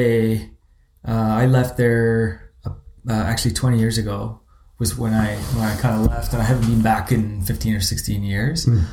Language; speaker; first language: English; native; English